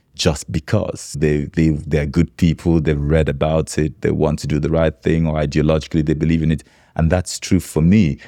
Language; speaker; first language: English; non-native, local second language; Igbo